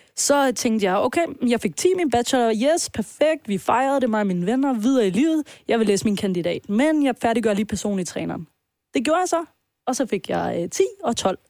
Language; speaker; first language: Danish; early bilingual, other home language; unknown